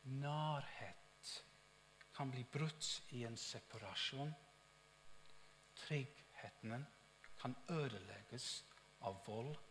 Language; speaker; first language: Norwegian; non-native, fluent; English